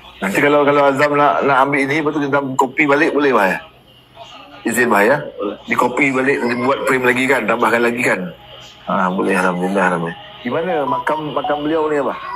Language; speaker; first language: Malay; native; Malay